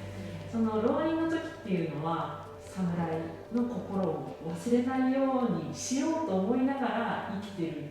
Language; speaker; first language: Japanese; native; Japanese